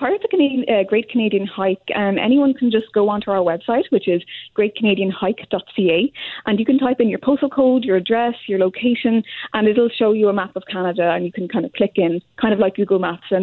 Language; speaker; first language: English; native; English